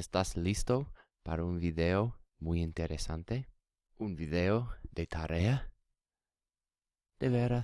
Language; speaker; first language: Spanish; non-native, fluent; English